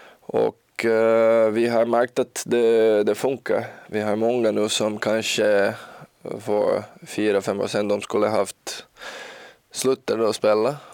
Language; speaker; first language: Swedish; non-native, learner; Portuguese